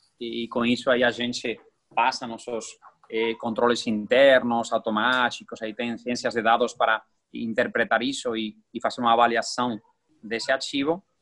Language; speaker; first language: Portuguese; non-native, fluent; Spanish